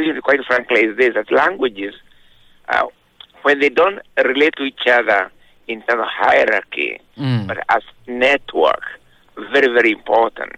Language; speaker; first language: English; non-native, local second language; Kikuyu